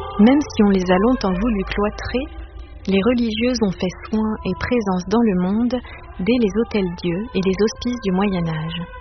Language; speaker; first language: French; native; French